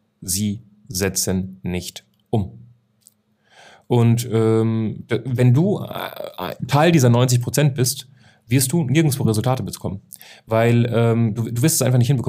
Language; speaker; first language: German; native; German